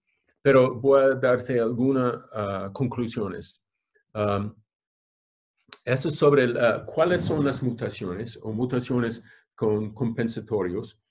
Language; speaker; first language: Spanish; non-native, fluent; English